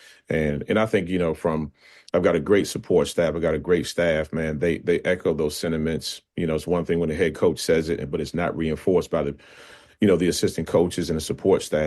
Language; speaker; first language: English; native; English